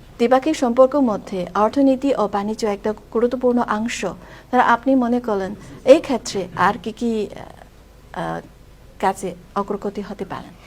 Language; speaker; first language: Bangla; non-native, fluent; Chinese